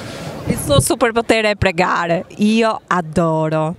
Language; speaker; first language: Italian; native; Italian